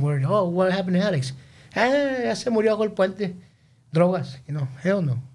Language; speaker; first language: Spanish; early bilingual, heritage; Spanish